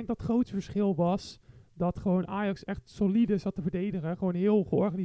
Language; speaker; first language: Dutch; native; Dutch